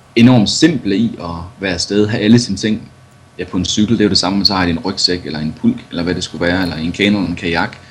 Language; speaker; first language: Danish; native; Danish